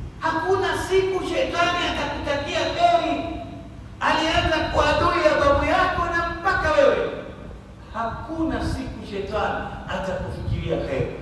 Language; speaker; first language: Swahili; native; Swahili